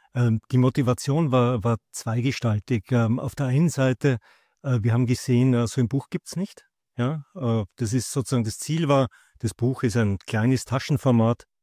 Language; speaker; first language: German; native; German